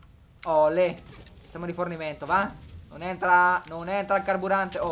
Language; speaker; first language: Italian; native; Italian